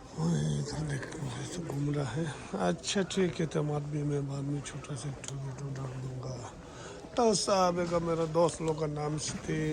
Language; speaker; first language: Hindi; non-native, local second language; Tibetan